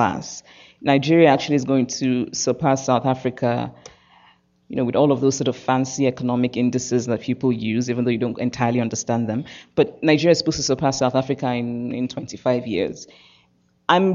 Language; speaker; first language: English; non-native, local second language; Igbo